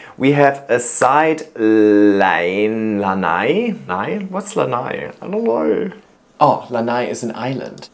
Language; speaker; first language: English; non-native, fluent; German